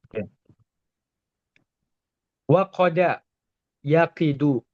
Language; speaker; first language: Arabic; non-native, fluent; Indonesian